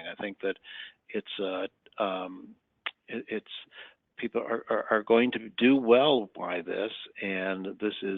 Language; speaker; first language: English; native; English